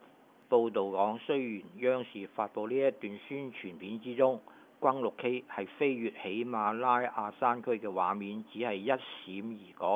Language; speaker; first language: Chinese; non-native, local second language; Cantonese